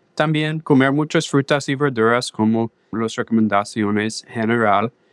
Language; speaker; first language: Spanish; non-native, learner; English